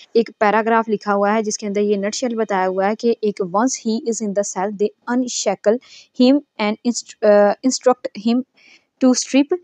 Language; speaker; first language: Urdu; native; Urdu